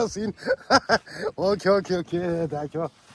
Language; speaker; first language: Hindi; non-native, local second language; Tibetan